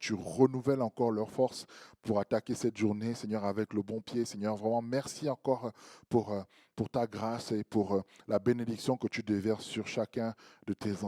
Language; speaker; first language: French; native; French